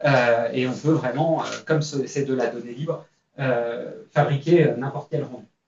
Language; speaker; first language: French; native; French